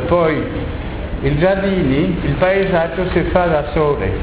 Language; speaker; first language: Italian; non-native, learner; French